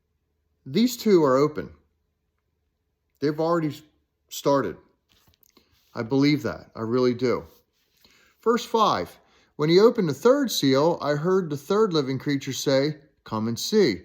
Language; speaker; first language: English; native; English